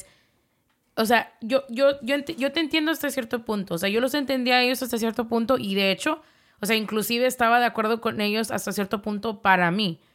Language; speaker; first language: Spanish; early bilingual, heritage; Spanish